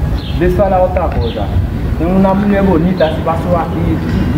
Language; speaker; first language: Portuguese; non-native, learner; Haitian Creole